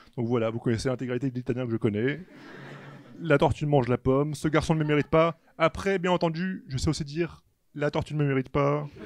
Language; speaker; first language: French; native; French